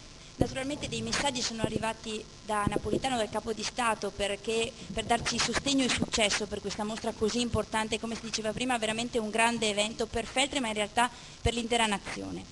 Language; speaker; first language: Italian; native; Italian